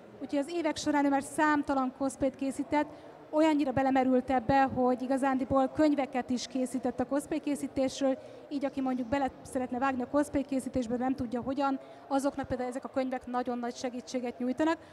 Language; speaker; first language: Hungarian; native; Hungarian